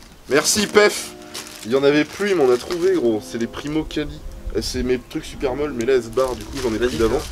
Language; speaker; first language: French; native; French